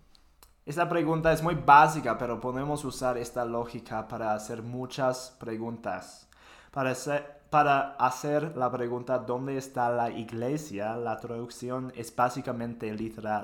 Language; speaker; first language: Spanish; non-native, fluent; English